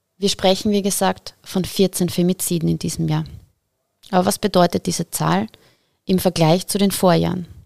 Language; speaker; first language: German; native; German